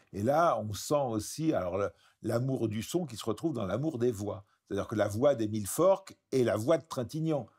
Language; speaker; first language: French; native; French